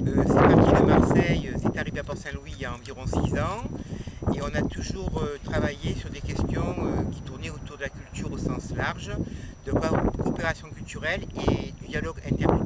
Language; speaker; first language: French; native; French